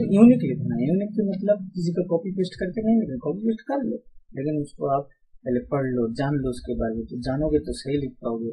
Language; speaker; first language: Hindi; non-native, local second language; Bangla